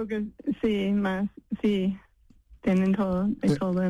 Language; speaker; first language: Spanish; non-native, fluent; English